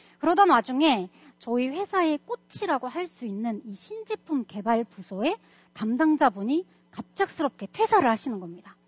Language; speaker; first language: Korean; non-native, fluent; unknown